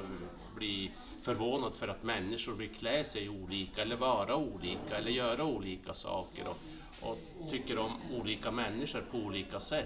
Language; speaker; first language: Swedish; native; Swedish